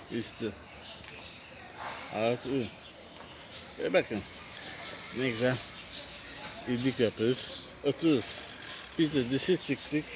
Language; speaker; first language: Turkish; non-native, learner; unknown